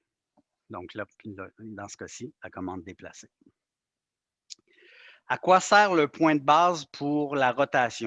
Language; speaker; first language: French; native; French